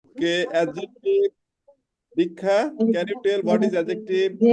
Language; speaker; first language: English; non-native, fluent; Bangla